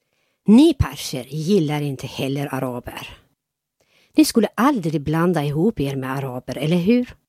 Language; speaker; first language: Swedish; non-native, fluent; Persian